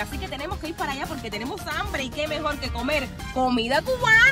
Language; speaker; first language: Spanish; native; Spanish